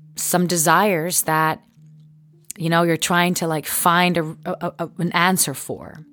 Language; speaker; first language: English; non-native, fluent; Dutch